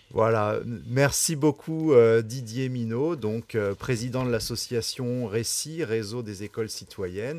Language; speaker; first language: French; native; French